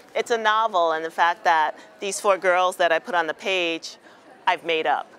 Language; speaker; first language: English; native; English